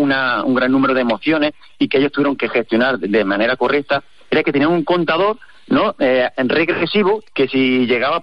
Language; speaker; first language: Spanish; native; Spanish